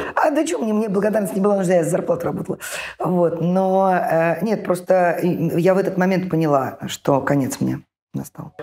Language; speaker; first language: Russian; native; Russian